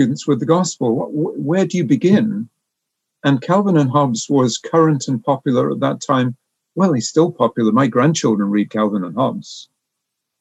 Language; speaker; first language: English; native; English